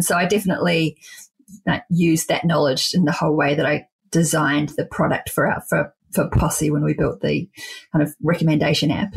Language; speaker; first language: English; native; English